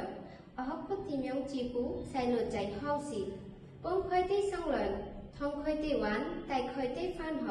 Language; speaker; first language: Cantonese; non-native, learner; Bangla